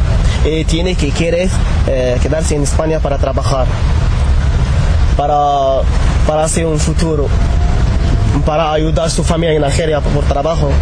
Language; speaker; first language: Spanish; non-native, learner; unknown